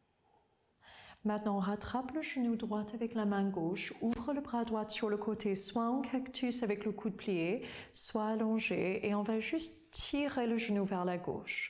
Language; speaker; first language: French; non-native, fluent; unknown